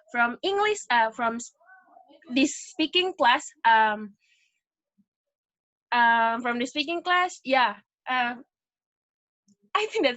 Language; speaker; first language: English; non-native, learner; Indonesian